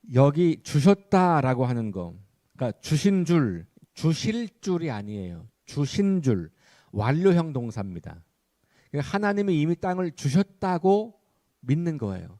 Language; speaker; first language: Korean; native; Korean